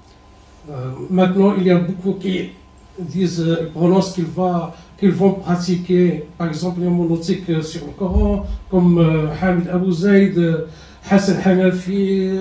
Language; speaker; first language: French; non-native, learner; Arabic